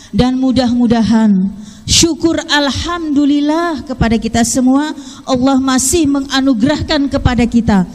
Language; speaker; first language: Indonesian; non-native, local second language; Banjar